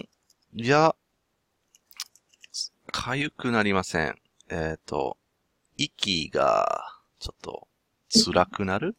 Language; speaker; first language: Japanese; non-native, learner; English